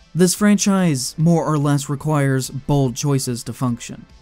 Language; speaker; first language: English; native; English